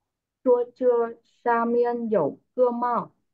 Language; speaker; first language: Chinese; non-native, learner; Vietnamese